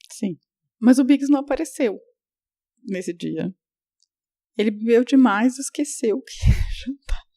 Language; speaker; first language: Portuguese; native; Portuguese